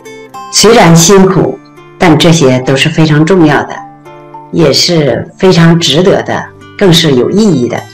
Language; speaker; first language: Chinese; native; Chinese